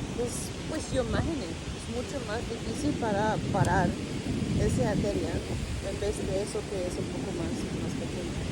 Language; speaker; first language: Spanish; early bilingual, heritage; Spanish